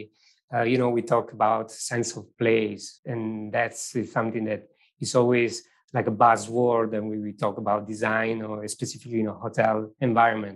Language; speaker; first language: English; non-native, fluent; Italian